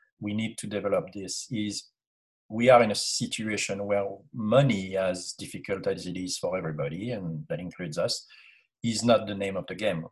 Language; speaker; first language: English; non-native, fluent; French